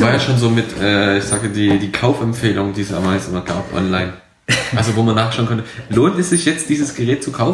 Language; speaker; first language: German; native; German